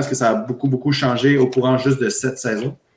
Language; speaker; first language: French; native; French